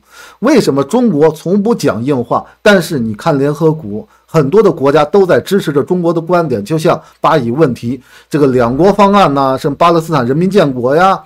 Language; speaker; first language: Chinese; native; Chinese